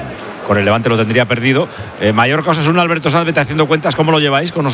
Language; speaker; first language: Spanish; native; Spanish